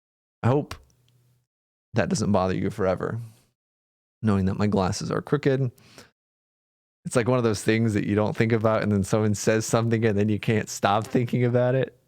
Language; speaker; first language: English; native; English